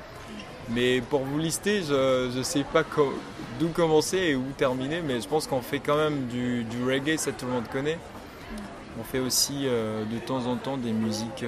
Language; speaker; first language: French; non-native, local second language; Ewe